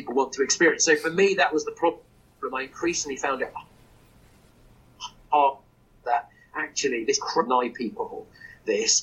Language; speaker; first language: English; native; English